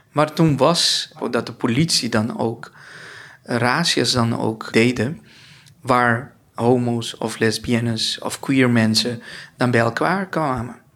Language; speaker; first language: Dutch; non-native, local second language; Papiamento